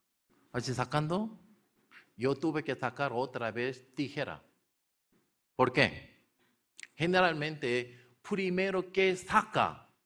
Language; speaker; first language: Spanish; non-native, learner; Korean